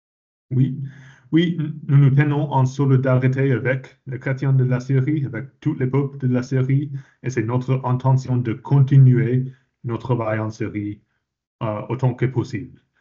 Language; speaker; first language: French; non-native, fluent; English